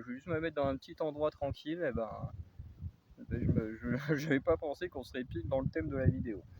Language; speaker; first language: French; native; French